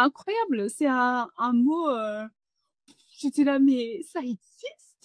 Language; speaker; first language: French; non-native, fluent; English